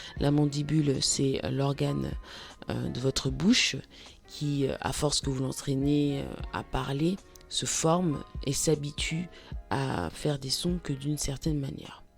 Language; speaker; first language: French; native; French